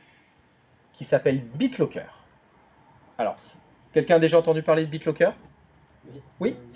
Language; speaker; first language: French; native; French